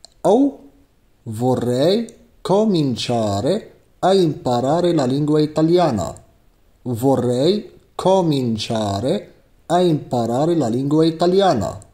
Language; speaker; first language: Italian; non-native, fluent; Arabic